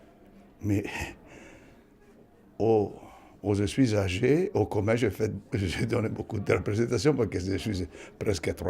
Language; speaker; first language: French; non-native, fluent; Italian